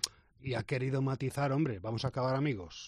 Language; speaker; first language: Spanish; native; Spanish